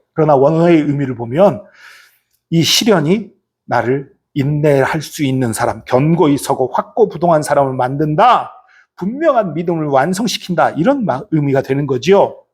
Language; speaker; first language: Korean; native; Korean